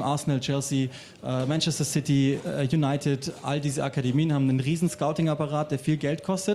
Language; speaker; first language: German; native; German